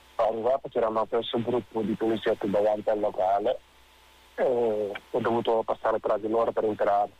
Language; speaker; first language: Italian; non-native, fluent; Wolof